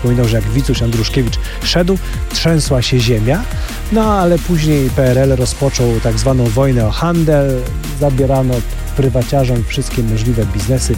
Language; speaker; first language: Polish; native; Polish